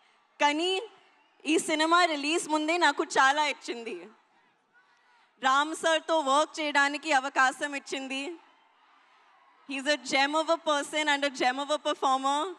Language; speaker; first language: Telugu; non-native, learner; Hindi